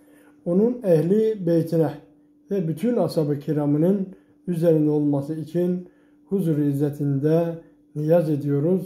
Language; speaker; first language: Turkish; native; Turkish